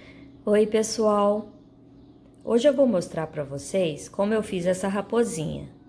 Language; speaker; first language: Portuguese; native; Portuguese